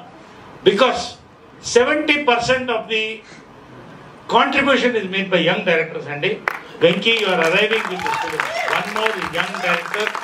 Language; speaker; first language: Telugu; native; Telugu